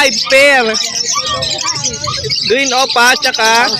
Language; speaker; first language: Filipino; native; Filipino